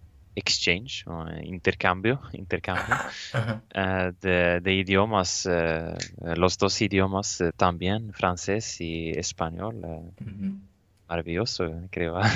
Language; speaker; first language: Spanish; non-native, learner; Swedish